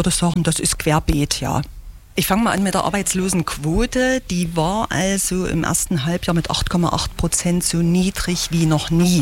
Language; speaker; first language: German; native; German